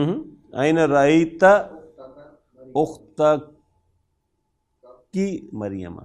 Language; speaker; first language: Arabic; non-native, fluent; Urdu